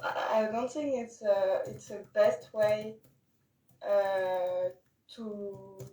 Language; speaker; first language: English; non-native, learner; French